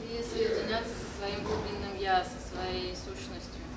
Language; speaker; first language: Russian; native; Russian